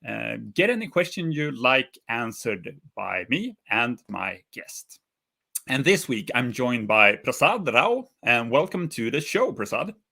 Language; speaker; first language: English; non-native, fluent; Swedish